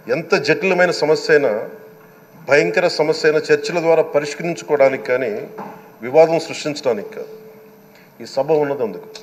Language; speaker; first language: Telugu; native; Telugu